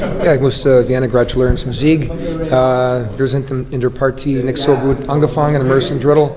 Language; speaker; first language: German; non-native, fluent; English